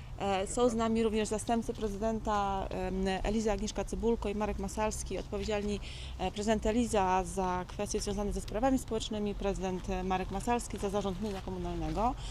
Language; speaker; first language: Polish; native; Polish